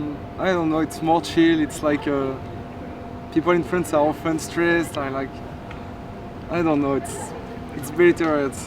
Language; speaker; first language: English; non-native, fluent; French